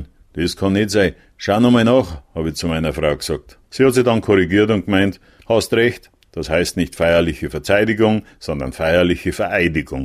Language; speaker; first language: German; native; German